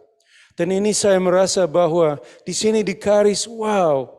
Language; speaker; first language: Indonesian; non-native, fluent; English